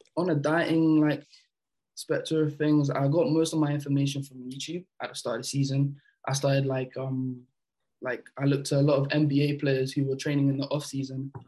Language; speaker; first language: English; early bilingual, other home language; French